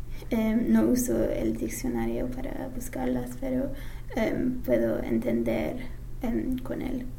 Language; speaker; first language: Spanish; non-native, fluent; English